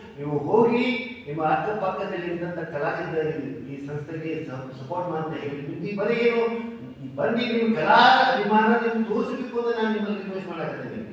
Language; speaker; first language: Kannada; non-native, local second language; Hindi